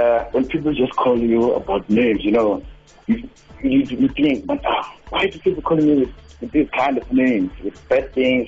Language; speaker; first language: English; non-native, local second language; Xhosa